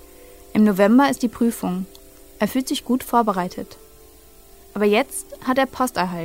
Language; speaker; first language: German; native; German